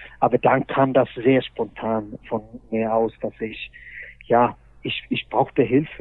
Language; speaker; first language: German; non-native, fluent; Swedish